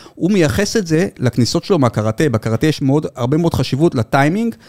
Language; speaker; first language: Hebrew; native; Hebrew